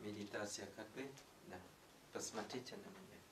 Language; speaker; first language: Russian; non-native, learner; Thai